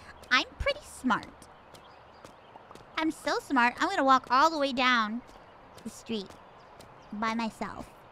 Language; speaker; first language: English; early bilingual, other home language; Spanish